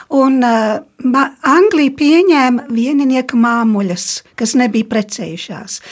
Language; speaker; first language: Latvian; early bilingual, heritage; Latvian